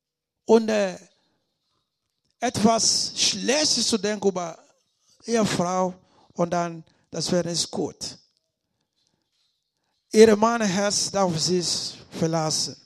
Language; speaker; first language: German; non-native, learner; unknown